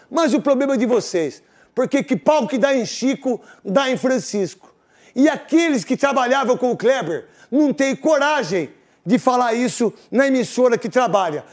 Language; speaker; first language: Portuguese; native; Portuguese